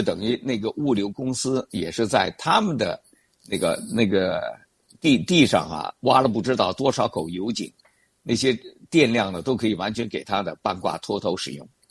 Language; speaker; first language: Chinese; native; Chinese